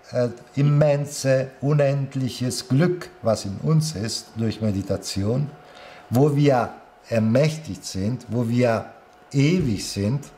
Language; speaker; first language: German; non-native, fluent; Italian